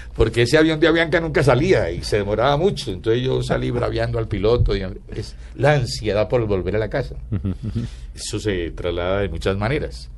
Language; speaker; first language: Spanish; native; Spanish